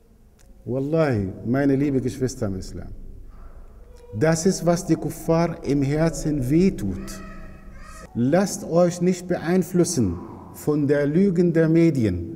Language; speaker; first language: German; non-native, fluent; Arabic